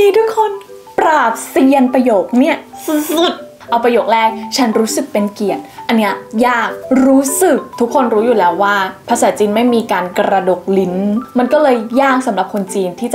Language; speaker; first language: Thai; native; Thai